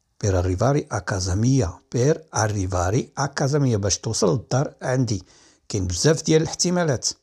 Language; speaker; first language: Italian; non-native, fluent; Arabic